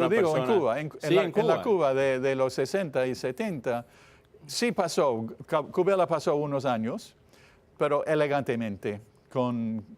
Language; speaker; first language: Spanish; non-native, fluent; English